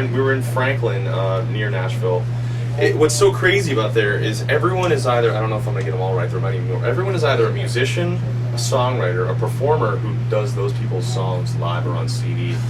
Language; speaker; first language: English; native; English